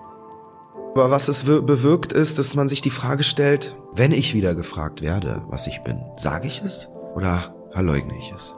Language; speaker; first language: German; native; German